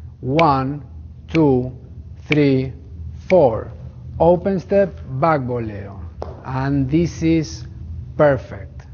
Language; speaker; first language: English; non-native, fluent; Spanish